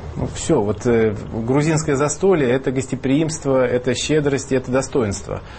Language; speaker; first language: Russian; native; Russian